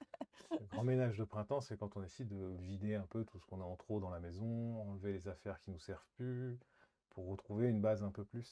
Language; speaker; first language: French; native; French